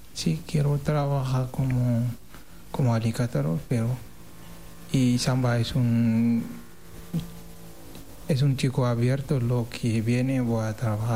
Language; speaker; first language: Spanish; non-native, learner; Wolof